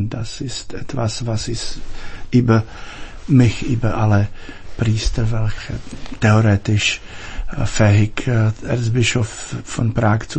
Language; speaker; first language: German; non-native, fluent; Czech